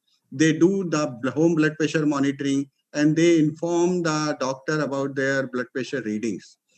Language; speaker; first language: English; non-native, local second language; Hindi